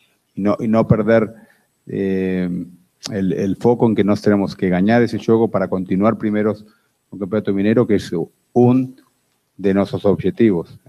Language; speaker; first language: Spanish; non-native, fluent; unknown